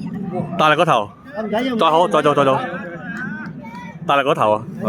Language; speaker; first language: Cantonese; native; Cantonese